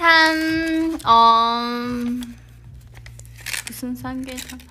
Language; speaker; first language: Korean; non-native, learner; Chinese